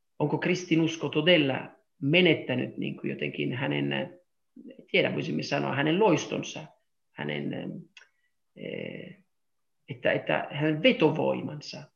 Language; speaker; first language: Finnish; non-native, fluent; Italian